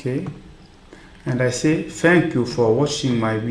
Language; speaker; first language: English; non-native, learner; French